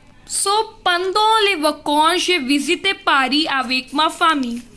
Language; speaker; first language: French; non-native, learner; Hindi